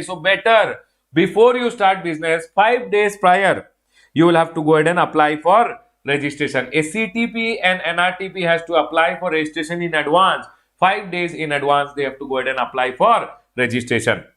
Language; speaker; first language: English; non-native, local second language; Hindi